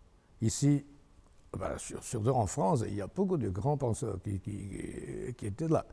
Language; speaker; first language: French; non-native, fluent; Chinese